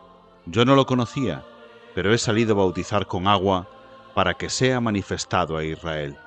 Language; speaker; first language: Spanish; native; Spanish